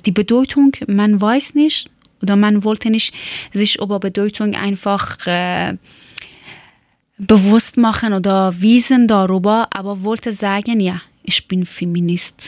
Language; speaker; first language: German; non-native, learner; Persian